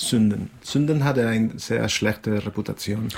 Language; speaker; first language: German; non-native, fluent; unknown